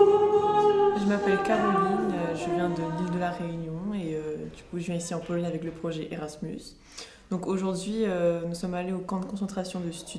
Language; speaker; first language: French; native; French